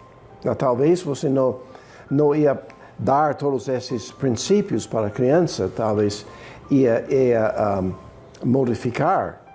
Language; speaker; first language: Portuguese; non-native, fluent; English